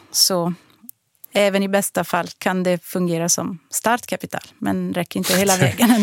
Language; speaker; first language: Swedish; non-native, fluent; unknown